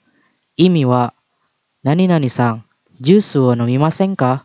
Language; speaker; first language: Japanese; non-native, fluent; Indonesian